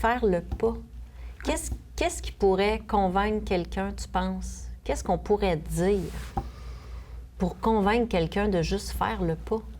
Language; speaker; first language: French; native; French